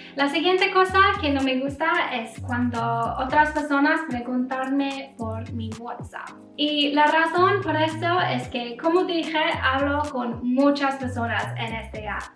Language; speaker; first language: Spanish; non-native, learner; English